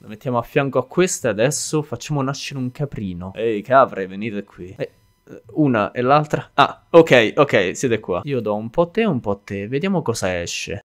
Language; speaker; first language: Italian; native; Italian